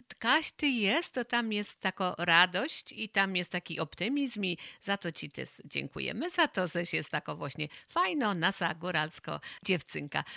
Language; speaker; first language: Polish; native; Polish